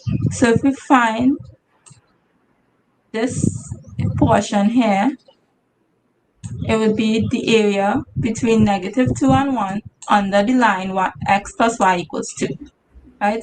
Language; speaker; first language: English; native; English